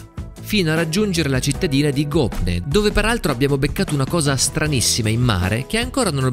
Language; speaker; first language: Italian; native; Italian